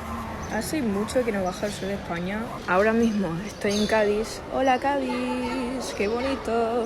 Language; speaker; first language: Spanish; non-native, fluent; English